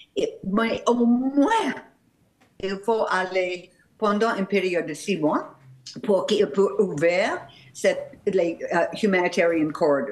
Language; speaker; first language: French; non-native, fluent; English